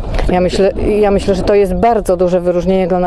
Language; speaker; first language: Polish; native; Polish